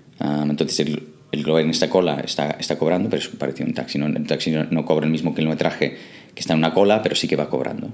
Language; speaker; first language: Spanish; non-native, fluent; English